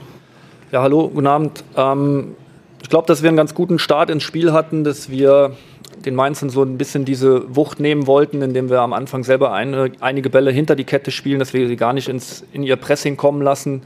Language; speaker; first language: German; native; German